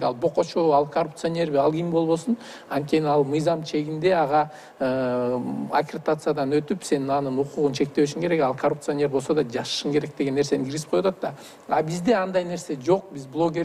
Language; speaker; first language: Kyrgyz; native; Kyrgyz